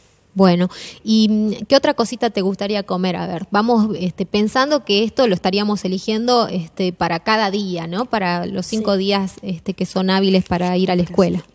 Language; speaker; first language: Spanish; native; Spanish